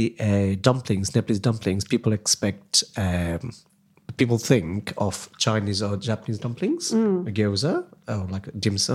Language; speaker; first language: English; non-native, local second language; Nepali